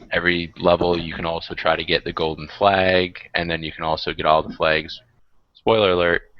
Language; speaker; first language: English; native; English